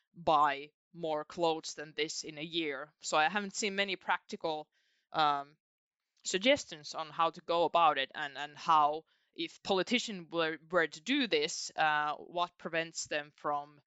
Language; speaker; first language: English; non-native, fluent; Finnish